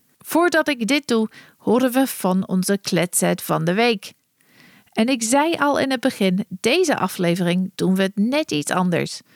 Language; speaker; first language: Dutch; non-native, fluent; English